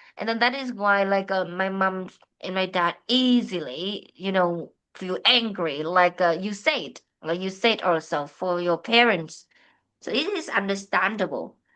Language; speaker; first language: English; non-native, fluent; Vietnamese